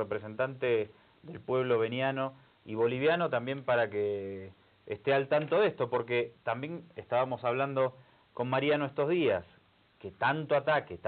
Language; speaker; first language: Spanish; native; Spanish